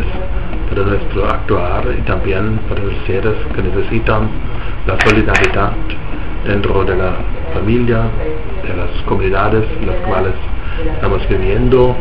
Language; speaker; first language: Spanish; non-native, fluent; German